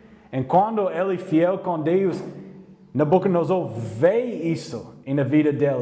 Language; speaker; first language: Portuguese; non-native, learner; English